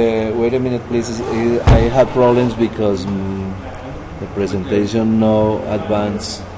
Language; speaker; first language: English; non-native, learner; Spanish